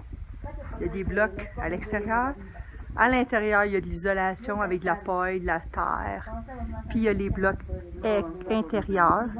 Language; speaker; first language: French; native; French